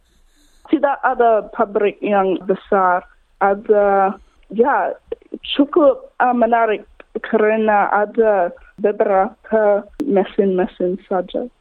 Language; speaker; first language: Indonesian; non-native, learner; English